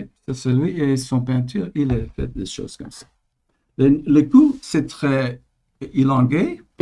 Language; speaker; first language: French; early bilingual, heritage; English